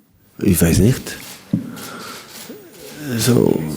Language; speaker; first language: German; non-native, learner; Catalan